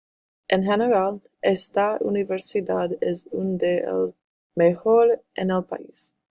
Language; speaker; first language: Spanish; non-native, learner; English